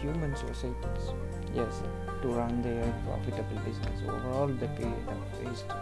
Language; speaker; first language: English; non-native, local second language; Tamil